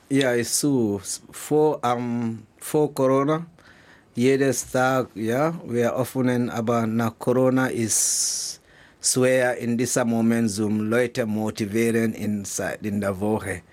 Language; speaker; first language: German; non-native, learner; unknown